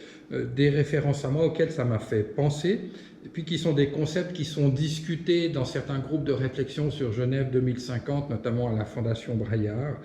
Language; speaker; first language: French; native; French